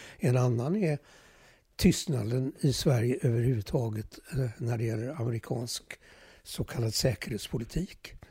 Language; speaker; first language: Swedish; early bilingual, other home language; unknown